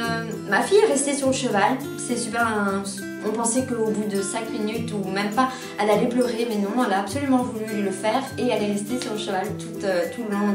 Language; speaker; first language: French; native; French